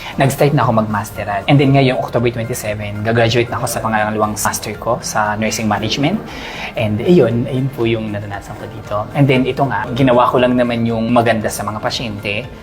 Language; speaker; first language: Filipino; native; Filipino